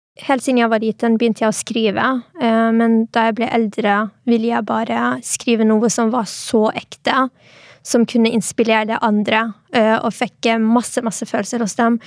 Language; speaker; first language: Norwegian; early bilingual, other home language; Arabic